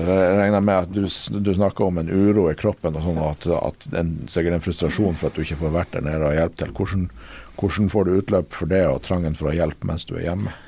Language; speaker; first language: Norwegian; native; Norwegian